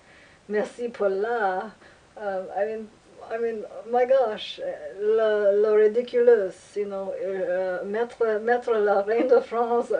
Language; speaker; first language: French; non-native, learner; English